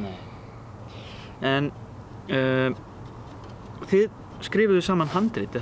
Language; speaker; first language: Icelandic; native; Icelandic